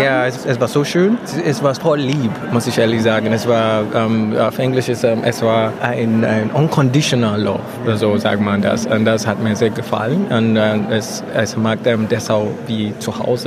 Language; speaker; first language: German; non-native, learner; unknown